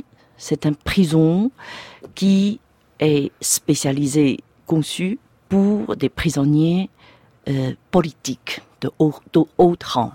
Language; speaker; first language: French; non-native, fluent; Chinese